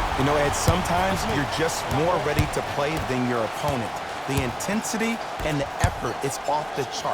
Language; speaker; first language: English; native; English